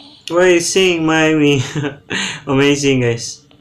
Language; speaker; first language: English; non-native, learner; Indonesian